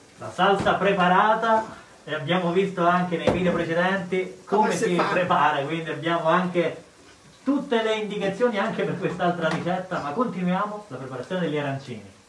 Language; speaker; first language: Italian; native; Italian